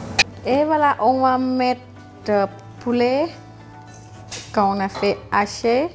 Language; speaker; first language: French; non-native, learner; Thai